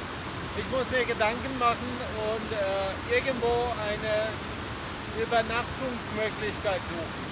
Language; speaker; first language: German; non-native, fluent; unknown